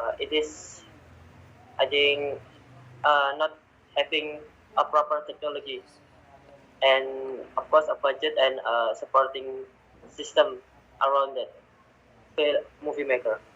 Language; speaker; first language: English; non-native, learner; Indonesian